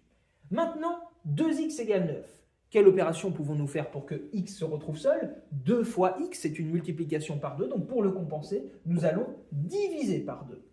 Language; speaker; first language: French; native; French